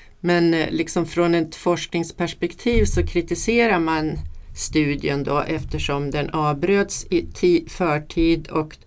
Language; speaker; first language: Swedish; native; Swedish